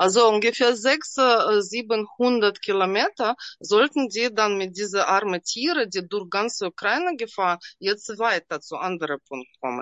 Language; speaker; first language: German; non-native, learner; Russian